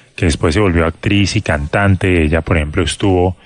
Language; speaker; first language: Spanish; native; Spanish